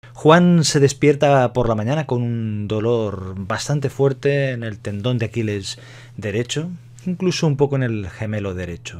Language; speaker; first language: Spanish; native; Spanish